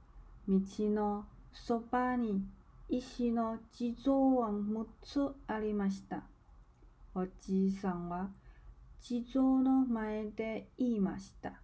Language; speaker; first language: Japanese; non-native, learner; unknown